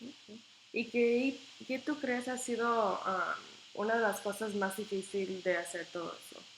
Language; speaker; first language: Spanish; non-native, learner; English